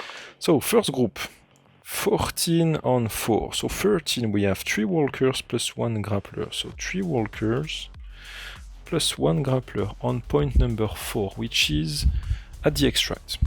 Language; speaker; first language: English; non-native, fluent; French